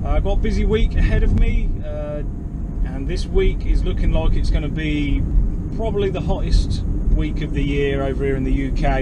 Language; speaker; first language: English; native; English